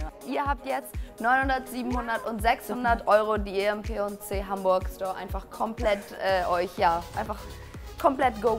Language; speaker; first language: German; native; German